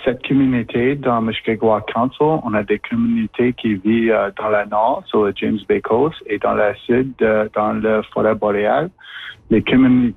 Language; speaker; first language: French; native; French